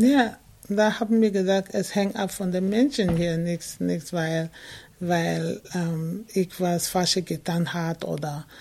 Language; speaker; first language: German; non-native, fluent; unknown